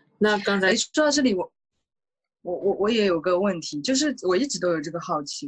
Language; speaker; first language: Chinese; native; Chinese